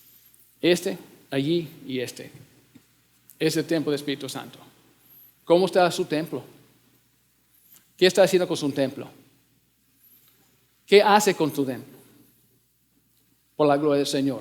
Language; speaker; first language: Spanish; non-native, fluent; English